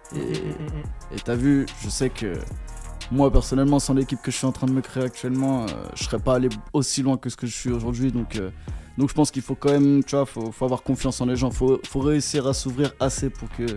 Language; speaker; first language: French; native; French